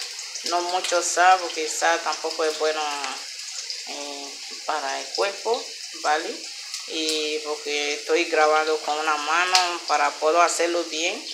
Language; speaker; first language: Spanish; non-native, learner; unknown